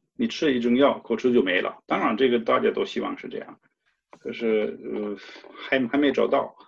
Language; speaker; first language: Chinese; non-native, fluent; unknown